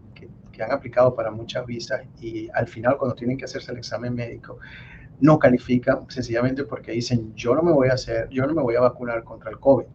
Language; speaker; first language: Spanish; native; Spanish